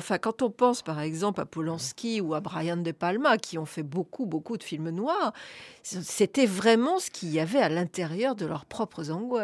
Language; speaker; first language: French; native; French